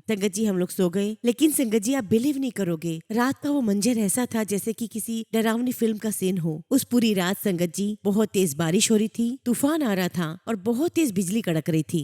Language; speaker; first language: Hindi; native; Hindi